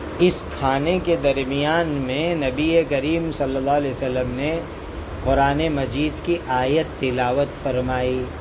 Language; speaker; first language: Urdu; non-native, local second language; Gujarati